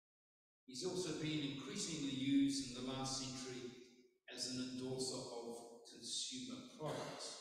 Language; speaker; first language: English; native; English